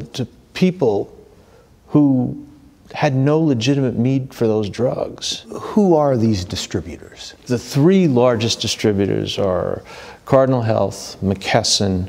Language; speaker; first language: English; native; English